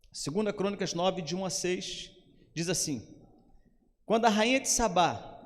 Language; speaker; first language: Portuguese; native; Portuguese